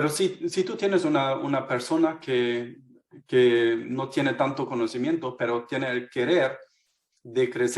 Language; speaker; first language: Spanish; non-native, fluent; German